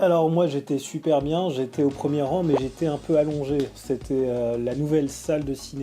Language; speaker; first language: French; native; French